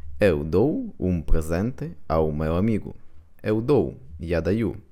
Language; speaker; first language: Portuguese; non-native, fluent; Ukrainian